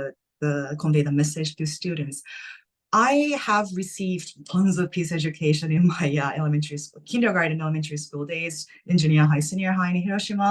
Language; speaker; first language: English; non-native, fluent; Japanese